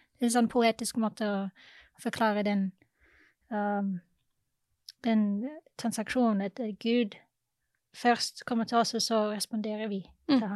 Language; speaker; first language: Norwegian; non-native, fluent; English